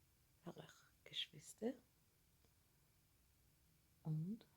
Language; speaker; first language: German; non-native, learner; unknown